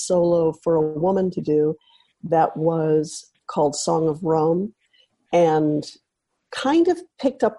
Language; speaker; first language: English; native; English